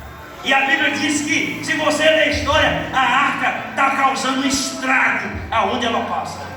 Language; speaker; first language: Portuguese; native; Portuguese